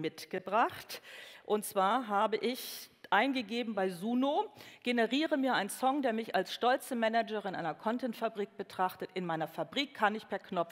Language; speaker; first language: German; native; German